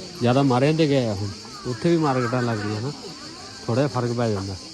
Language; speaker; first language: Punjabi; native; Punjabi